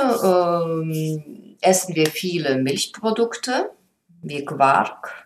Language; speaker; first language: German; non-native, fluent; Lithuanian